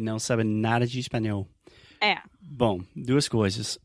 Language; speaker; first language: Portuguese; non-native, fluent; English